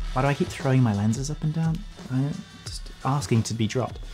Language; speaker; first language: English; native; English